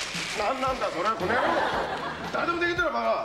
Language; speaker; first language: Japanese; native; Japanese